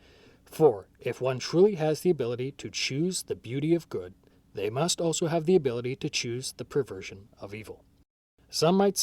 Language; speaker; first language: English; native; English